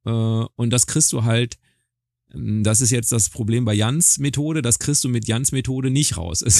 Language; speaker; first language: German; native; German